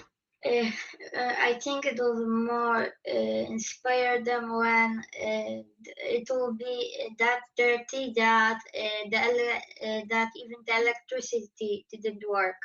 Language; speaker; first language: English; non-native, fluent; Polish